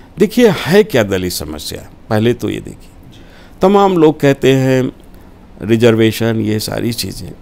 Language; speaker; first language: Hindi; native; Hindi